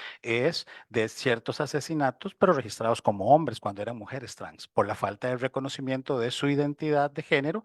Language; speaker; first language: Spanish; native; Spanish